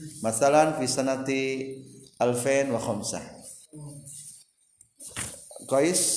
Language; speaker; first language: Arabic; non-native, fluent; Indonesian